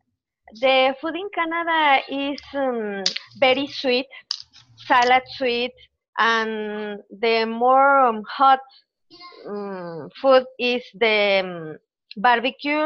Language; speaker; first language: English; non-native, learner; Spanish